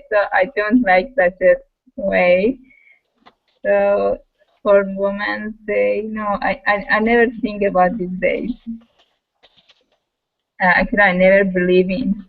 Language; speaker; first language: English; non-native, learner; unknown